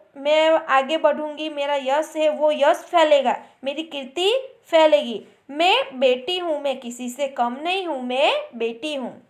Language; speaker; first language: Hindi; non-native, local second language; Gujarati